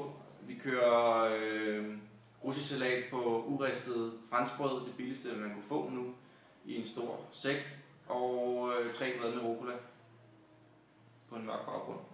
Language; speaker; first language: Danish; native; Danish